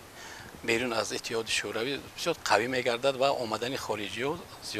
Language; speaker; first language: Persian; native; Persian